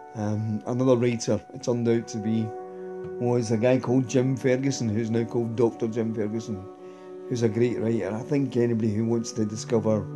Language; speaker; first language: English; native; English